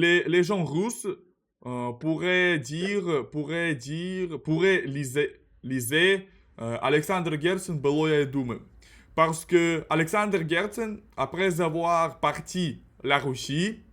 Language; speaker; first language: French; non-native, learner; Russian